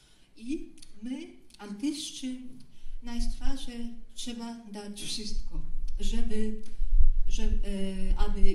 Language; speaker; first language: Polish; non-native, fluent; Japanese